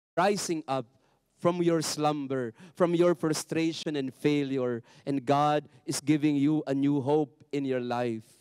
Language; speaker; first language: English; non-native, local second language; Filipino